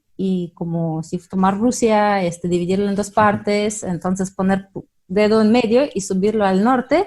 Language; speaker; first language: Spanish; non-native, fluent; Russian